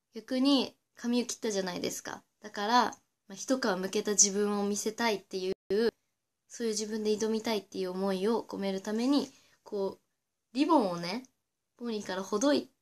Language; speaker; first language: Japanese; native; Japanese